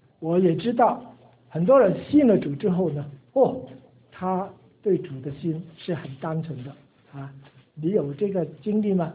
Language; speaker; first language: Chinese; non-native, local second language; Cantonese